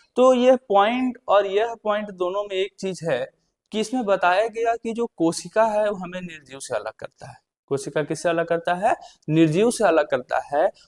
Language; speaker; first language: Hindi; native; Hindi